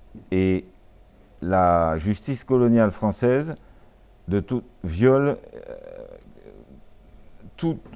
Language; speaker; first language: French; native; French